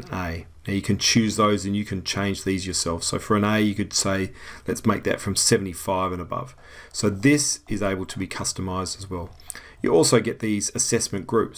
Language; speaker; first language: English; native; English